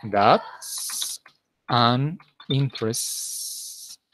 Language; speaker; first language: English; non-native, fluent; Spanish